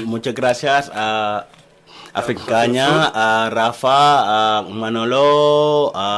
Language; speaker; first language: Spanish; non-native, learner; Wolof